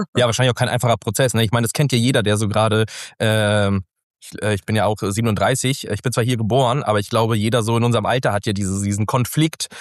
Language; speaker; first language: German; early bilingual, other home language; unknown